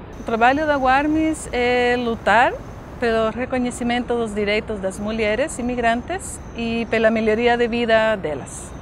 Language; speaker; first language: Portuguese; non-native, fluent; Spanish